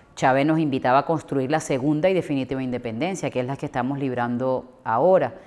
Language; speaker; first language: Spanish; native; Spanish